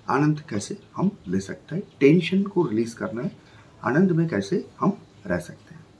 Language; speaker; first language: Hindi; non-native, local second language; Bangla